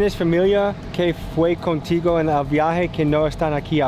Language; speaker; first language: Spanish; non-native, learner; English